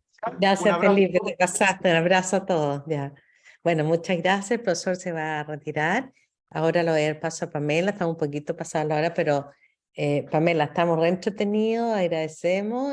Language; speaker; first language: Spanish; native; Spanish